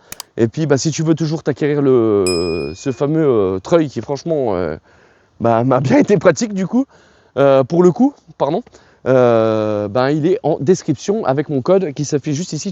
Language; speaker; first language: French; native; French